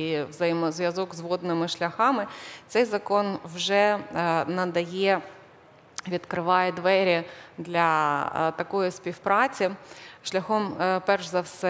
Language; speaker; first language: Ukrainian; native; Ukrainian